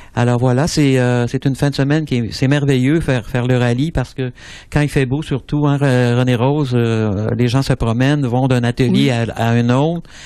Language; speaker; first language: French; native; French